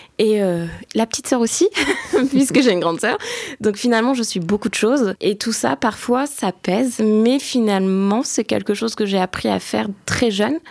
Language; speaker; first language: French; early bilingual, other home language; Turkish